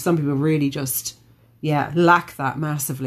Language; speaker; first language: English; native; English